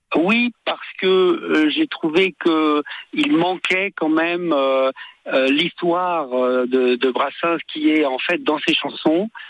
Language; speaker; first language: French; native; French